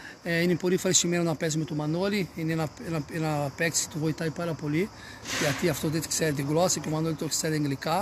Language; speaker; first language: Greek; non-native, learner; Portuguese